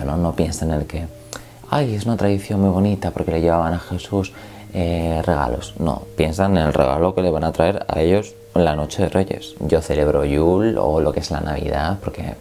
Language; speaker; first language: Spanish; native; Spanish